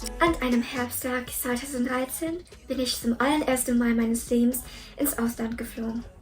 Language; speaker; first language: German; early bilingual, other home language; Vietnamese